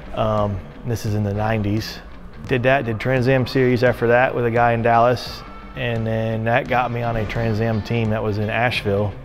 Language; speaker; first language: English; native; English